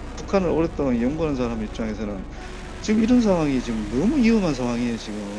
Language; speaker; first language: Korean; native; Korean